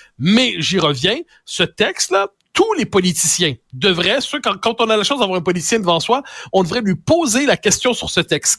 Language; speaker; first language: French; native; French